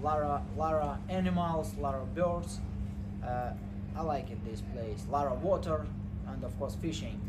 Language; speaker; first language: English; non-native, learner; Ukrainian